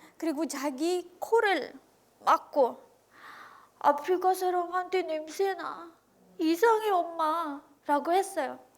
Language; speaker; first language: Korean; non-native, fluent; Filipino